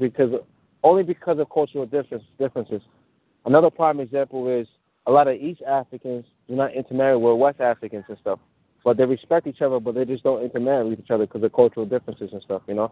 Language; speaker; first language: English; early bilingual, other home language; Mandingo